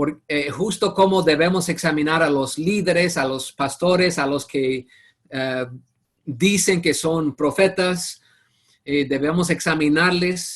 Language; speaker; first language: Spanish; non-native, fluent; English